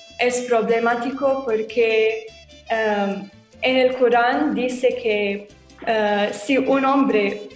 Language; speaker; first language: Spanish; non-native, learner; Arabic